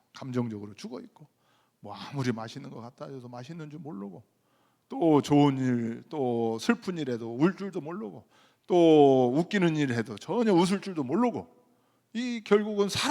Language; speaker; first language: Korean; native; Korean